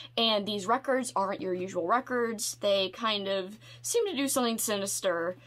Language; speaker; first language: English; native; English